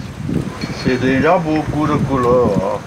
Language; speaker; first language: French; non-native, fluent; Chinese